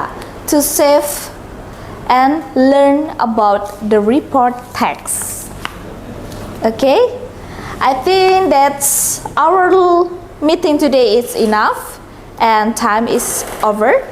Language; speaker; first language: English; non-native, learner; Indonesian